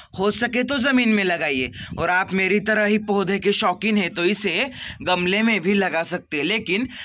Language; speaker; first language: Hindi; non-native, local second language; Marathi